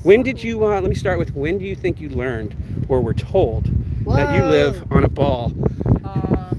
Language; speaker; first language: English; native; English